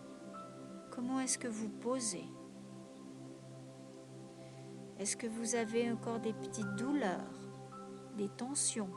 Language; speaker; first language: French; native; French